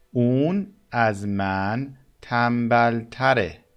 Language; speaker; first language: Persian; native; Persian